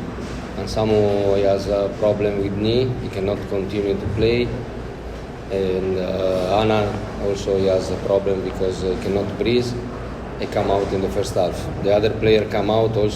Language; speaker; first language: English; non-native, learner; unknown